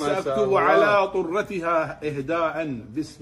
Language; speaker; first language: Arabic; native; Arabic